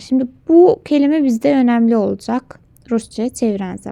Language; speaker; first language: Turkish; non-native, local second language; Azerbaijani